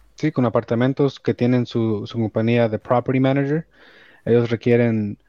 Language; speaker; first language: Spanish; early bilingual, heritage; Spanish